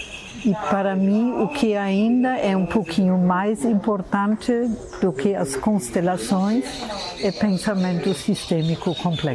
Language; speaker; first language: Portuguese; non-native, fluent; German